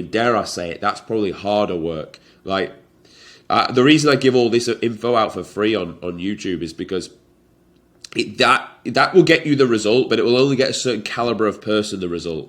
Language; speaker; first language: English; native; English